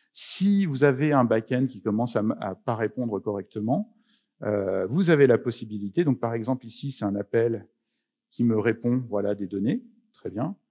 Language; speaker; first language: French; native; French